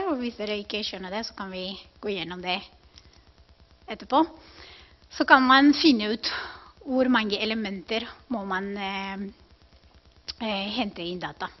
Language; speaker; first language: Norwegian; non-native, fluent; Spanish